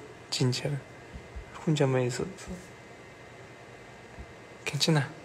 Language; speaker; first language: Korean; non-native, learner; Chinese